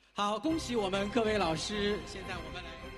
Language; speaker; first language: Chinese; native; Chinese